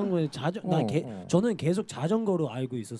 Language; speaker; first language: Korean; non-native, fluent; Cantonese